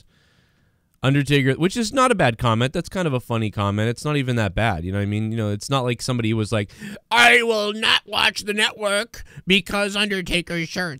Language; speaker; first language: English; native; English